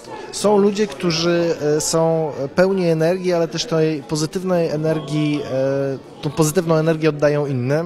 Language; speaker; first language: Polish; native; Polish